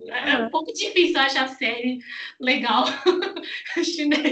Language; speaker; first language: Portuguese; non-native, fluent; Chinese